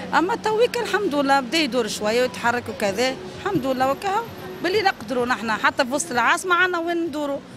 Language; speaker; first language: Arabic; native; Arabic